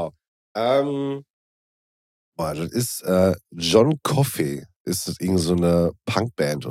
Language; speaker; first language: German; native; German